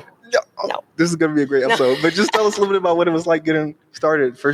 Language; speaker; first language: English; native; English